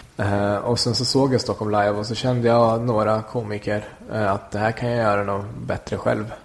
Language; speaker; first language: Swedish; early bilingual, other home language; Kurdish